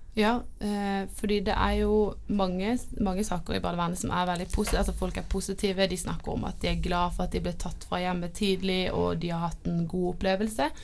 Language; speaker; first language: Norwegian; native; Norwegian